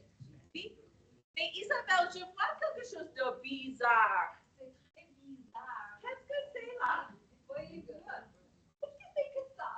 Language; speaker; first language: French; non-native, fluent; English